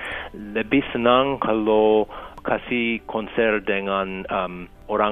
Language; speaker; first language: Indonesian; non-native, fluent; English